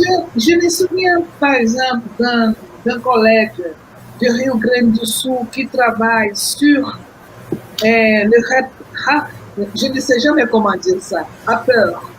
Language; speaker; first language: French; non-native, fluent; Portuguese